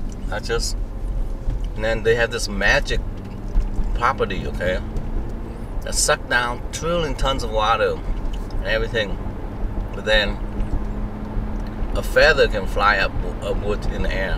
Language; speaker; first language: English; non-native, fluent; Vietnamese